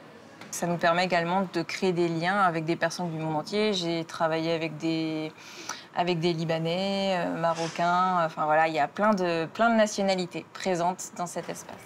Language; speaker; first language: French; native; French